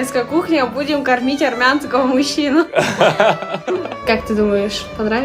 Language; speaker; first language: Russian; native; Russian